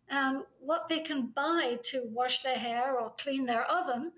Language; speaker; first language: English; native; English